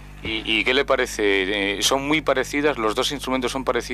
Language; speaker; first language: Spanish; native; Spanish